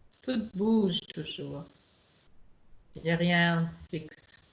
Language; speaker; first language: French; non-native, fluent; German